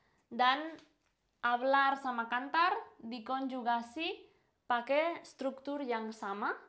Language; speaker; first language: Indonesian; non-native, fluent; Spanish